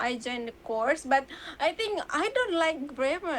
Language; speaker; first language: English; non-native, learner; Indonesian